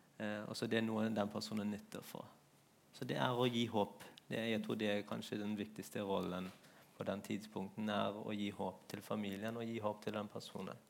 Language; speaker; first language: Norwegian; non-native, fluent; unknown